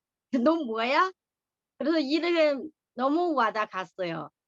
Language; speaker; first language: Korean; non-native, learner; Chinese